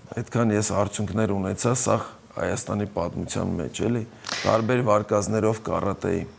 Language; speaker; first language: Armenian; early bilingual, heritage; Armenian